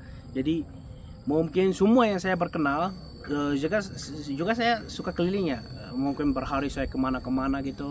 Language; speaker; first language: Indonesian; non-native, fluent; Arabic